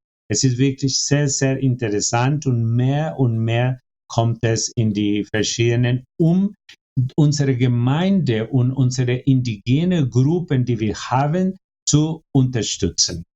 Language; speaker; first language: German; non-native, fluent; Spanish